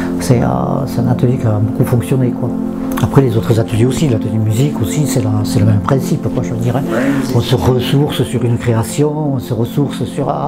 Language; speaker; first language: French; native; French